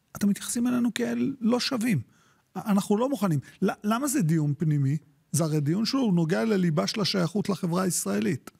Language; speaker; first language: Hebrew; native; Hebrew